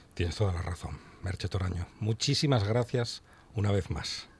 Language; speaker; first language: Spanish; native; Spanish